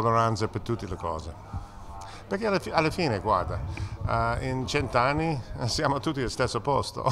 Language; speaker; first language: Italian; non-native, fluent; English